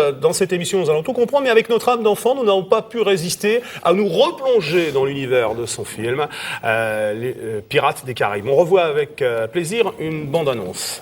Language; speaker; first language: French; native; French